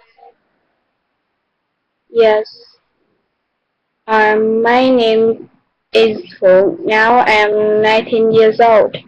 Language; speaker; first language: English; non-native, learner; Vietnamese